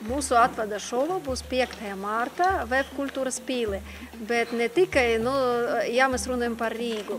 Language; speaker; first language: Latvian; non-native, local second language; Russian